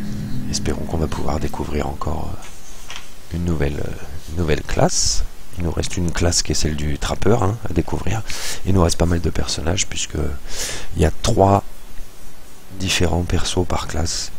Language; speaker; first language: French; native; French